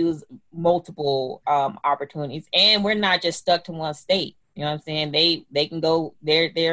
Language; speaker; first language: English; native; English